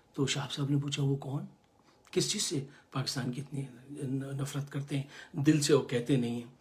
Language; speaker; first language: Urdu; native; Urdu